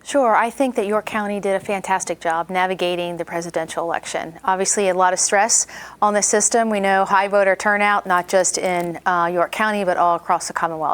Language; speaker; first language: English; native; English